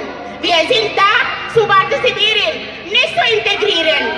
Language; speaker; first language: German; non-native, fluent; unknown